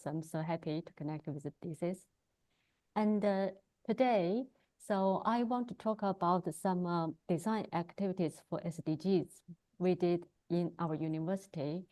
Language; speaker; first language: English; non-native, learner; Chinese